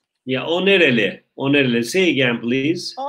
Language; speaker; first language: English; non-native, fluent; Turkish